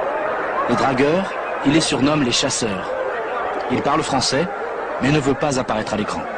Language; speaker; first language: French; native; French